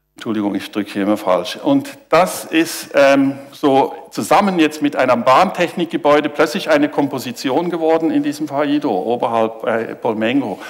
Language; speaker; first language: German; native; German